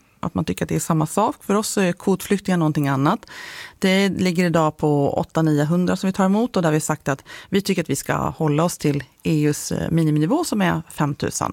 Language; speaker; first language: Swedish; native; Swedish